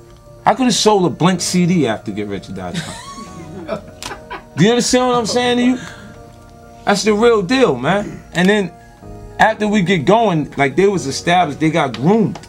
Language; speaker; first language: English; native; English